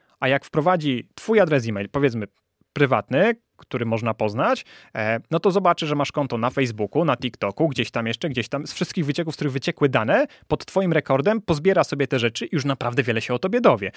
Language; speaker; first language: Polish; native; Polish